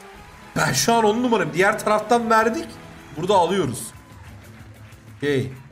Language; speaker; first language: Turkish; native; Turkish